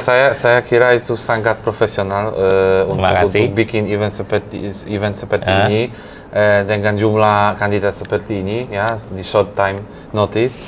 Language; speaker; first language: Indonesian; non-native, fluent; Polish